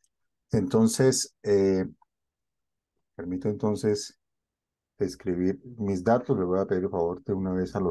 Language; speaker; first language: Spanish; native; Spanish